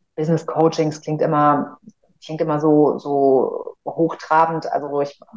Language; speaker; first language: German; native; German